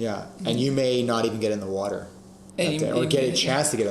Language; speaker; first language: English; native; English